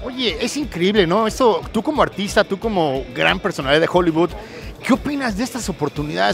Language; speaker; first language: Spanish; native; Spanish